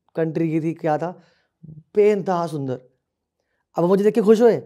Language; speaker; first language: Hindi; native; Hindi